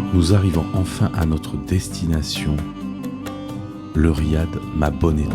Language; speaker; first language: French; native; French